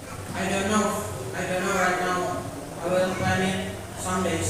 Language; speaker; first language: English; non-native, learner; Indonesian